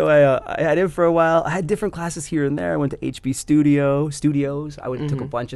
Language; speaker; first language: English; native; English